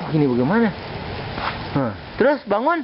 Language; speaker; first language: Indonesian; native; Indonesian